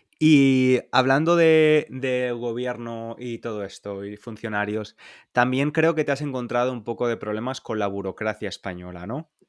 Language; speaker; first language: Spanish; native; Spanish